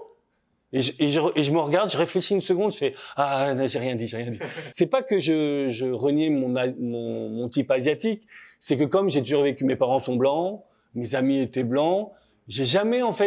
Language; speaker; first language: French; native; French